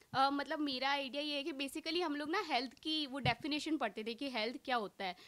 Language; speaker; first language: Hindi; native; Hindi